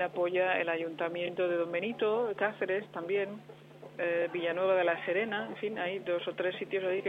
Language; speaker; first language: Spanish; native; Spanish